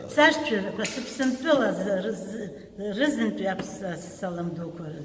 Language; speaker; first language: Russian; non-native, local second language; Abkhazian